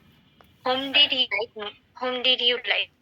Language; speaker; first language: English; non-native, learner; Bangla